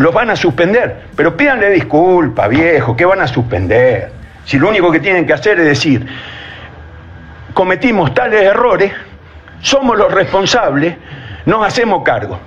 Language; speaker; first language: Spanish; native; Spanish